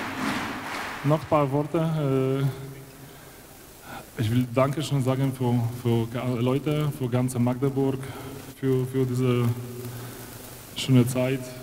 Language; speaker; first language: German; non-native, learner; Polish